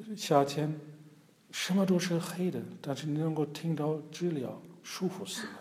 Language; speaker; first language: Chinese; non-native, fluent; German